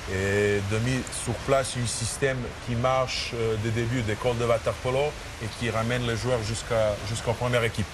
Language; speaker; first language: French; non-native, fluent; Serbian